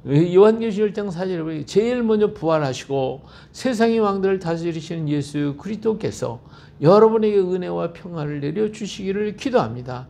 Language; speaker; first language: Korean; native; Korean